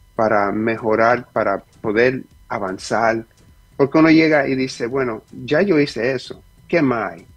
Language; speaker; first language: Spanish; early bilingual, heritage; Spanish